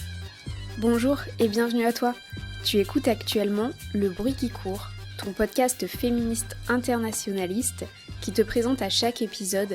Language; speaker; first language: French; native; French